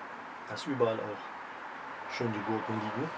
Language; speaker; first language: German; early bilingual, other home language; Polish